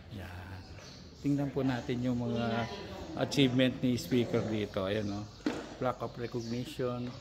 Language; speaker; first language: Filipino; native; Filipino